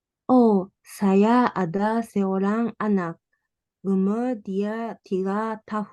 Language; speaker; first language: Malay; non-native, learner; Japanese